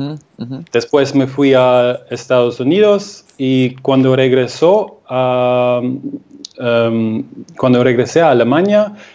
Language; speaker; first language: Spanish; non-native, fluent; German